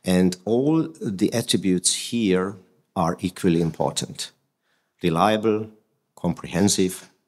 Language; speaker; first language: English; non-native, fluent; Hungarian